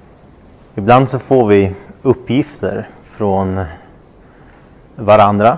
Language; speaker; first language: Swedish; non-native, fluent; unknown